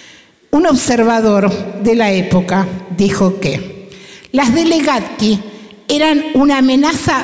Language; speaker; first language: Spanish; native; Spanish